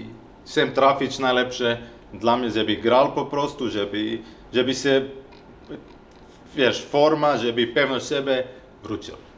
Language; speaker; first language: Polish; non-native, learner; Serbian